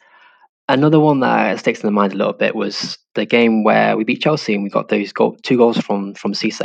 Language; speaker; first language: English; native; English